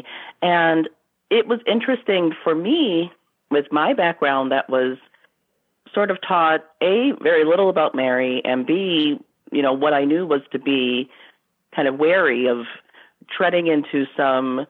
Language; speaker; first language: English; native; English